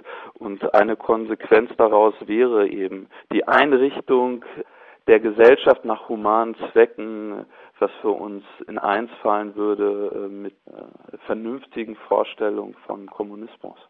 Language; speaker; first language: German; native; German